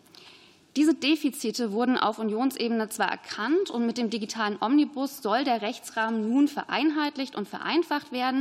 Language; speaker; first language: German; native; German